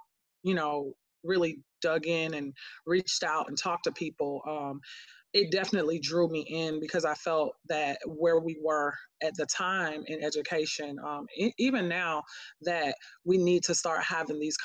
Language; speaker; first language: English; native; English